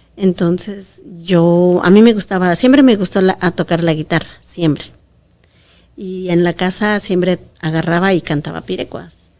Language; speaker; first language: Spanish; non-native, local second language; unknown